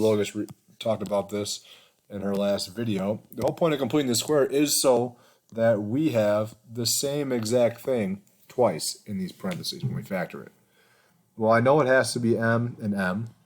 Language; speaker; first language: English; native; English